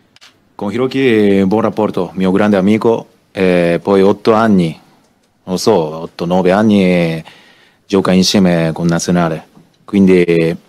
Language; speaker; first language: Italian; non-native, learner; Japanese